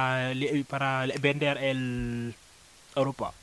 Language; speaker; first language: Spanish; non-native, learner; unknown